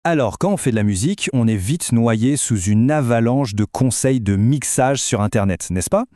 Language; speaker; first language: French; native; French